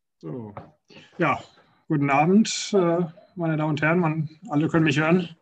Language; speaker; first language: German; native; German